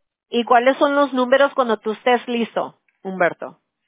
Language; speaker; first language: Spanish; early bilingual, heritage; Spanish